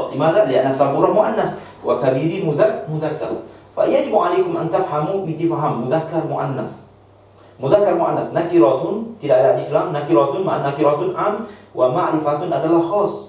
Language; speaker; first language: Arabic; non-native, fluent; Malay